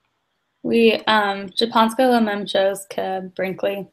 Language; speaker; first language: French; non-native, learner; English